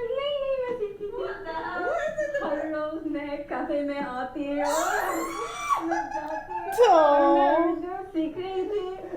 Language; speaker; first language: Hindi; non-native, learner; English